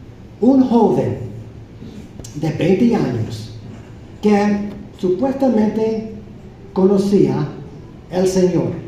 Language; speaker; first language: Spanish; non-native, fluent; English